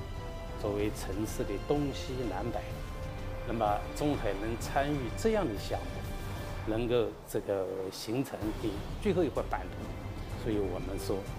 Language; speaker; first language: Chinese; native; Chinese